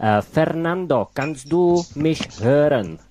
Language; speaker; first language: German; non-native, fluent; Czech